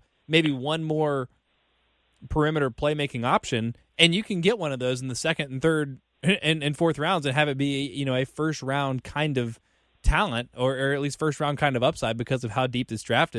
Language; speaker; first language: English; native; English